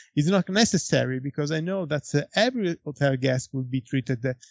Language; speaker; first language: English; non-native, fluent; Italian